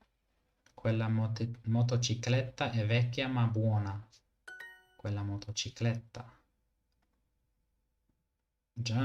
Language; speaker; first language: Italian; non-native, learner; English